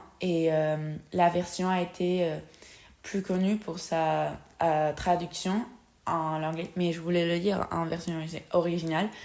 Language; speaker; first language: French; non-native, fluent; Spanish